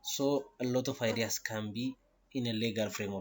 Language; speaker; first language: English; non-native, local second language; Amharic